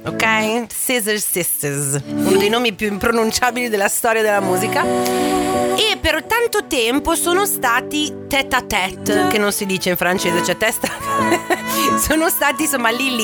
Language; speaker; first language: Italian; native; Italian